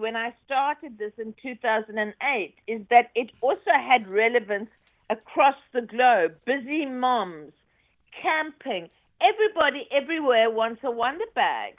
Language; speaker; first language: English; native; English